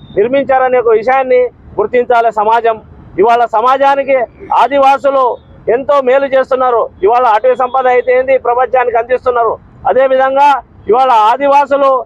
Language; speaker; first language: Telugu; non-native, local second language; Lambadi